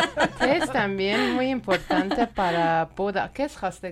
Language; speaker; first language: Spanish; non-native, learner; Persian